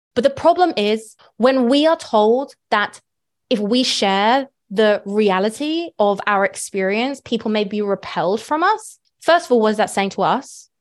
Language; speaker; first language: English; native; English